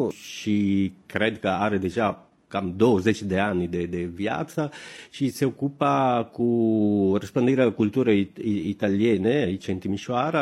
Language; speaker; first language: Romanian; non-native, fluent; Italian